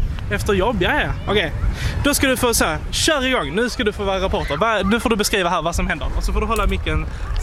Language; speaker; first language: Swedish; native; Swedish